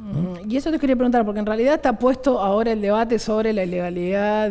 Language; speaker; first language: Spanish; native; Spanish